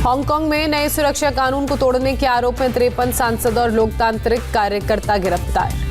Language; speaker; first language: Hindi; native; Hindi